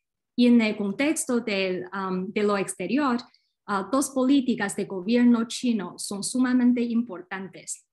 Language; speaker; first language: Spanish; non-native, fluent; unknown